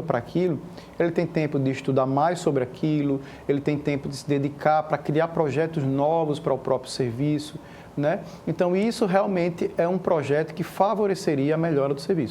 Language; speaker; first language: Portuguese; native; Portuguese